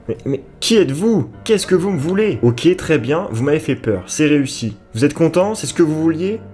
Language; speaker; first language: French; native; French